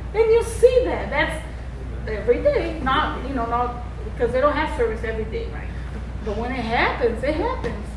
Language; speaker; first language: English; non-native, fluent; Portuguese